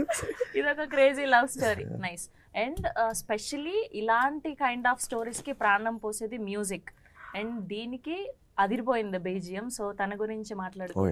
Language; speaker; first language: Telugu; native; Telugu